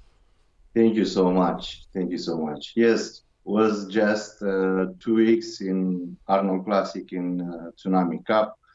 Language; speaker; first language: English; non-native, learner; Romanian